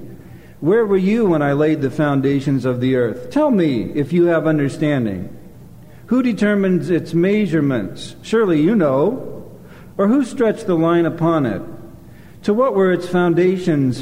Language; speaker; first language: English; native; English